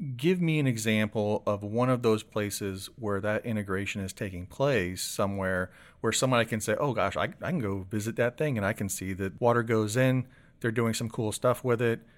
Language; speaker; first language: English; native; English